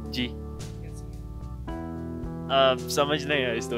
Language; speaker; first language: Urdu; early bilingual, heritage; Urdu